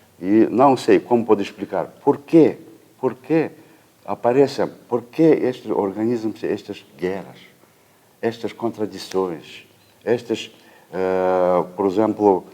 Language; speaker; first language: Portuguese; non-native, fluent; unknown